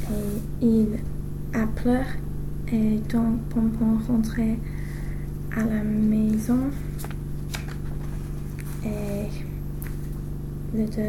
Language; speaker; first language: French; non-native, learner; English